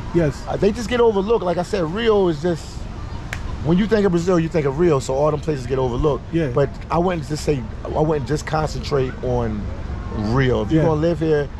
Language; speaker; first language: English; native; English